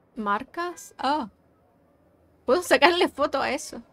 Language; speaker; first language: Spanish; native; Spanish